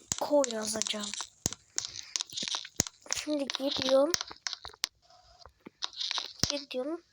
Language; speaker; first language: Turkish; early bilingual, heritage; Turkish